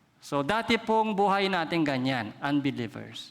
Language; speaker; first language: Filipino; non-native, fluent; Korean